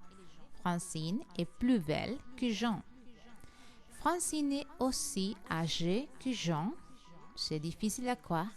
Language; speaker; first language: French; non-native, learner; Spanish